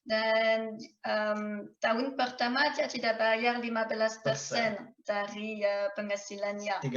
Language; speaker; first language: Indonesian; non-native, fluent; French